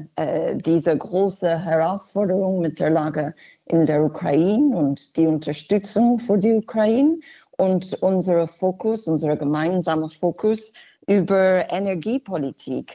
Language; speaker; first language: German; non-native, fluent; English